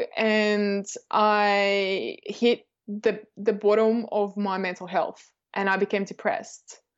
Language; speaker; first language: English; early bilingual, other home language; Russian